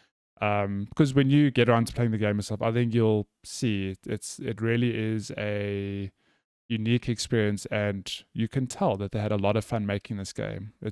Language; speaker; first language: English; native; English